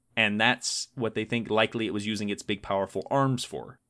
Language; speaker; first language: English; native; English